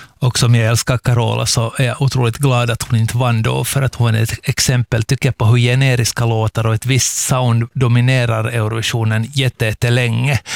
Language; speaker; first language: Swedish; native; Swedish